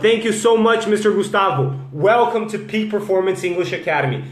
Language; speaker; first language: English; non-native, fluent; Portuguese